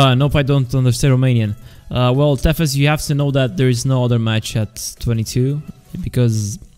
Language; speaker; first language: English; non-native, fluent; Romanian